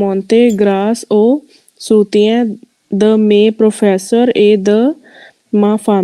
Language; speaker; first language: French; non-native, learner; Hindi